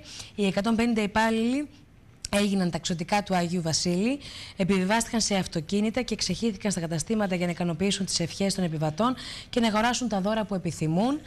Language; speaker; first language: Greek; native; Greek